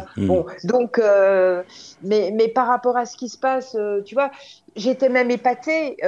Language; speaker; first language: French; native; French